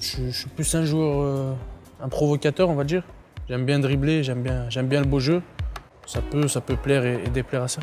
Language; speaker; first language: French; native; French